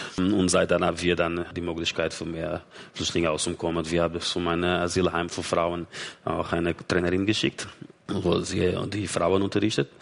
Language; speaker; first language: German; non-native, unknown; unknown